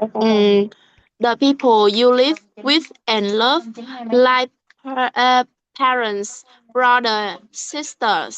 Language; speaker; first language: English; non-native, learner; Vietnamese